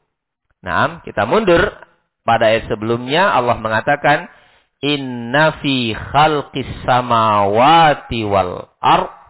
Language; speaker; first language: Indonesian; native; Indonesian